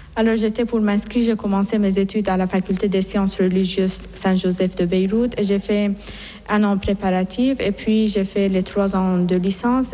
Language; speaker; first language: French; non-native, fluent; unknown